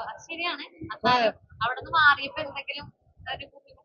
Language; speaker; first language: Malayalam; native; Malayalam